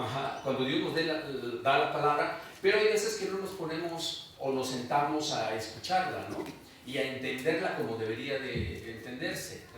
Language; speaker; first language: Spanish; native; Spanish